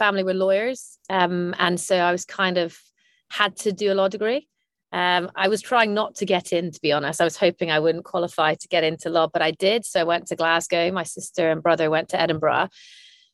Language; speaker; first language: English; native; English